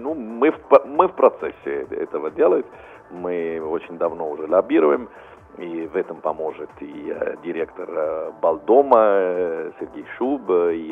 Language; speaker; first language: Russian; non-native, fluent; Italian